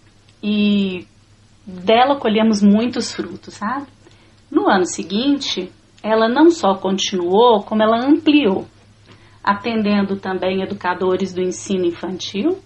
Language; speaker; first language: Portuguese; native; Portuguese